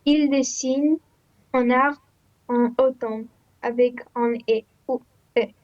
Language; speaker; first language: French; non-native, learner; Romanian